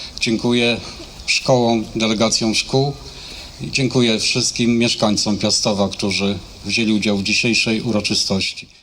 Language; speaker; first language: Polish; native; Polish